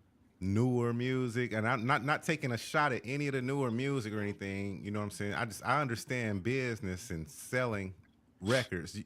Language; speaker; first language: English; native; English